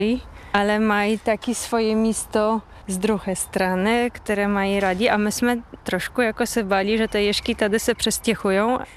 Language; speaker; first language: Czech; non-native, fluent; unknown